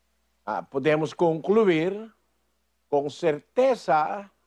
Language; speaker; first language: Portuguese; non-native, fluent; Filipino